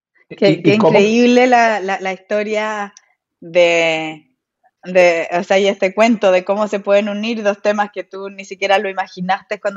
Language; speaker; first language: Spanish; native; Spanish